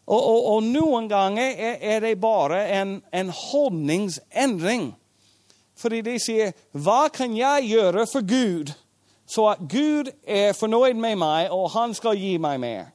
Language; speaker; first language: Norwegian; non-native, fluent; English